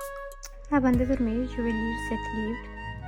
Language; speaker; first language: French; non-native, learner; Spanish